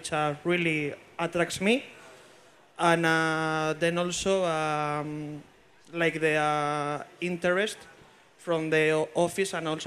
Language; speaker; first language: English; non-native, fluent; Spanish